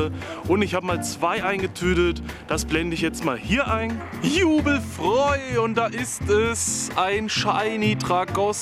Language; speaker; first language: German; native; German